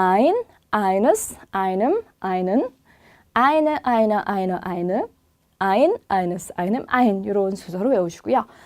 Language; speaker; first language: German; non-native, fluent; Korean